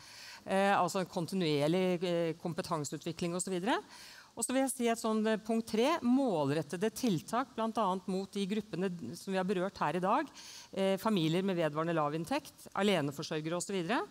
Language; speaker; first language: Norwegian; native; Norwegian